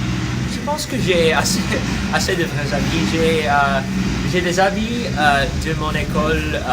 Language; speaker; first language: French; non-native, learner; English